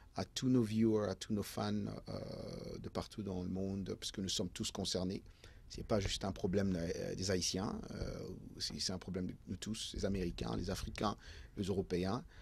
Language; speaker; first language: French; non-native, local second language; Haitian Creole